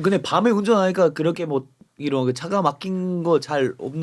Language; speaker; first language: Korean; non-native, fluent; English